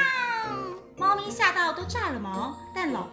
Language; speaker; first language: Chinese; native; Chinese